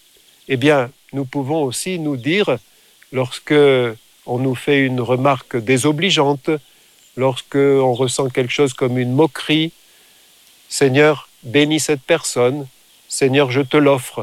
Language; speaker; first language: French; native; French